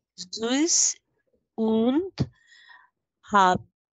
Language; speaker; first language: German; non-native, learner; Bangla